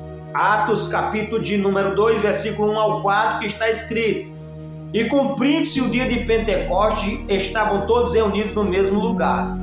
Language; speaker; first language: Portuguese; native; Portuguese